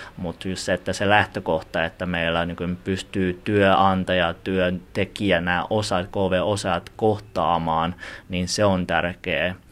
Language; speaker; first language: Finnish; early bilingual, other home language; Chinese